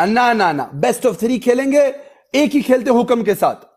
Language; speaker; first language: Hindi; non-native, local second language; Pashto